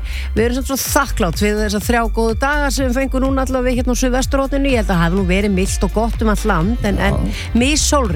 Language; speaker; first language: Icelandic; native; Icelandic